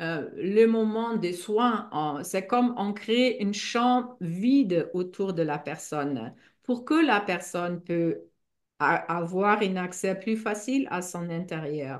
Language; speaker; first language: French; non-native, fluent; German